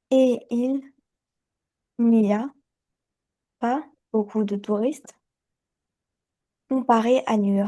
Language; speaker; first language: French; early bilingual, other home language; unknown